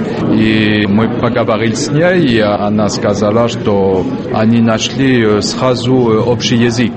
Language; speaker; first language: Russian; non-native, fluent; French